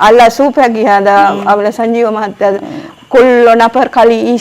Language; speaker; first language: Arabic; non-native, learner; Sinhala